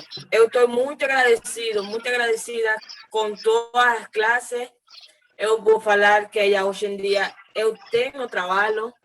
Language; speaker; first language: Portuguese; non-native, learner; Spanish